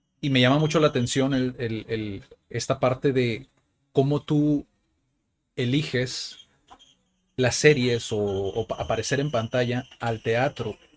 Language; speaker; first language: Spanish; native; Spanish